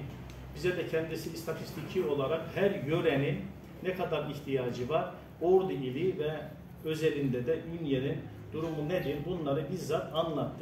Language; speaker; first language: Turkish; native; Turkish